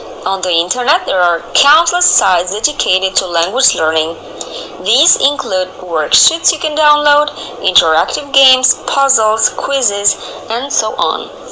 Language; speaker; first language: English; non-native, fluent; Albanian